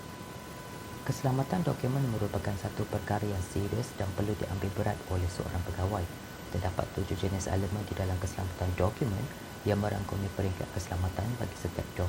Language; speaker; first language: Malay; native; Malay